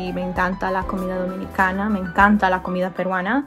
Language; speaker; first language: Spanish; early bilingual, heritage; Spanish